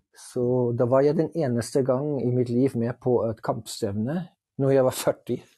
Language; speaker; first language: Norwegian; non-native, fluent; German